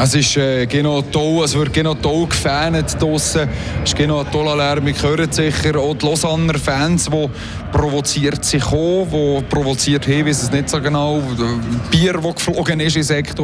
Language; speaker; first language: German; native; German